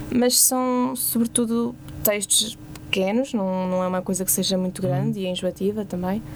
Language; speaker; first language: Portuguese; native; Portuguese